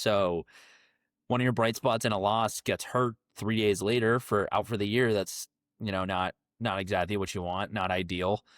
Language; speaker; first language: English; native; English